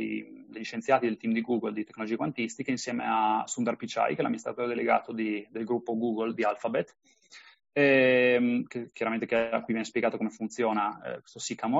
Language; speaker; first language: Italian; native; Italian